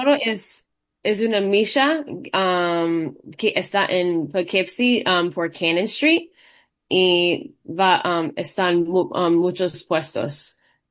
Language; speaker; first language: Spanish; early bilingual, heritage; Spanish